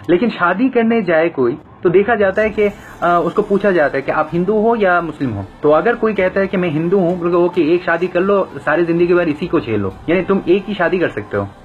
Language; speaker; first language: Hindi; non-native, fluent; Bangla